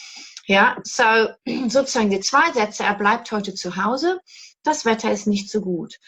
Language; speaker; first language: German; non-native, fluent; English